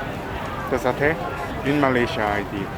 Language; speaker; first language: English; non-native, learner; Korean